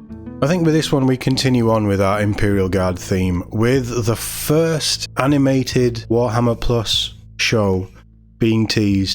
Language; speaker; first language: English; native; English